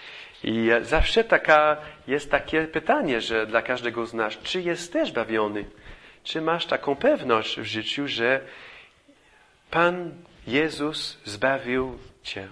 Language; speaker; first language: Polish; non-native, fluent; English